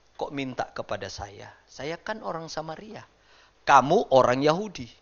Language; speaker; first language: Indonesian; native; Indonesian